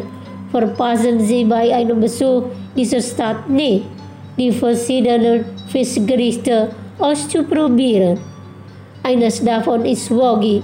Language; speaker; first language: German; non-native, fluent; Indonesian